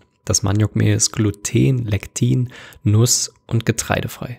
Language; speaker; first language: German; native; German